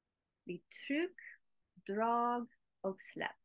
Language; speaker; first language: Swedish; non-native, learner; English